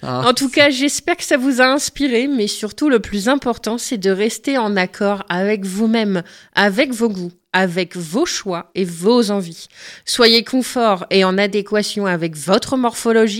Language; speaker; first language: French; native; French